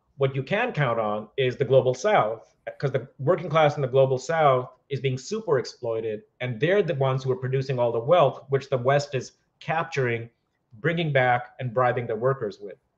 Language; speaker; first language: English; non-native, local second language; Hindi